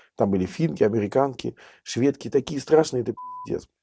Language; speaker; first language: Russian; native; Russian